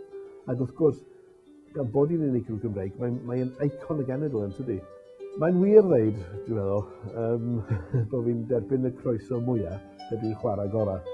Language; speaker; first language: Welsh; native; Welsh